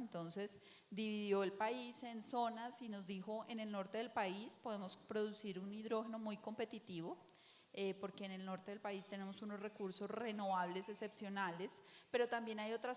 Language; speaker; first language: Spanish; native; Spanish